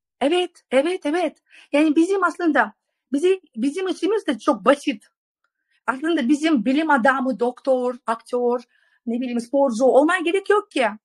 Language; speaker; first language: Turkish; non-native, fluent; Russian